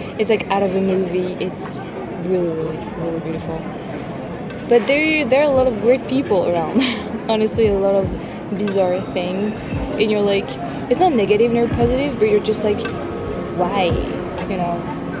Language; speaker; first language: English; non-native, fluent; French